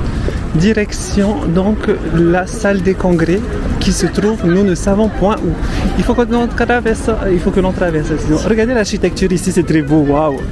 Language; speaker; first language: French; native; French